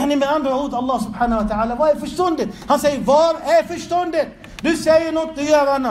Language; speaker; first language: Swedish; non-native, fluent; Arabic